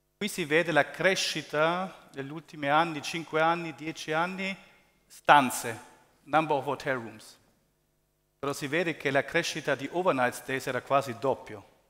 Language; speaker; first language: Italian; early bilingual, heritage; German